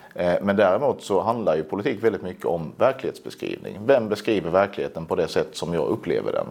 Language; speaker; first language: Swedish; native; Swedish